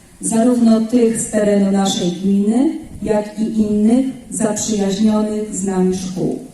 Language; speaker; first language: Polish; native; Polish